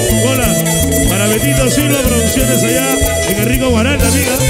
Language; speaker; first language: Spanish; native; Spanish